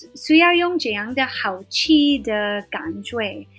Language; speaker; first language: Chinese; non-native, fluent; English